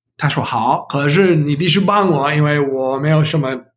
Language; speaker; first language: Chinese; non-native, learner; English